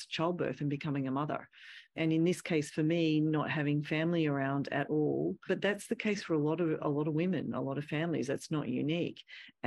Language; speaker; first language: English; native; English